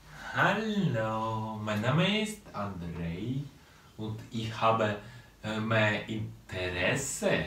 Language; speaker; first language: German; non-native, learner; Russian